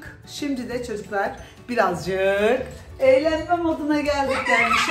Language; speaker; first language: Turkish; early bilingual, heritage; Turkish